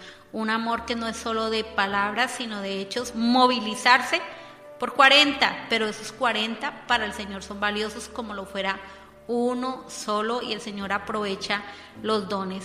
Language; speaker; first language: Spanish; native; Spanish